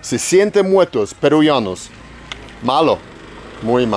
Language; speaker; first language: Spanish; non-native, learner; English